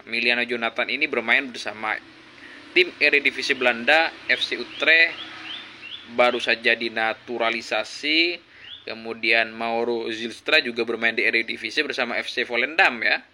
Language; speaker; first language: Indonesian; native; Indonesian